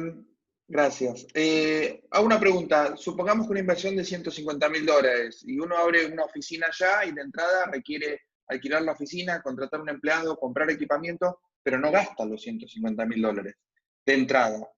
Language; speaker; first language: Spanish; native; Spanish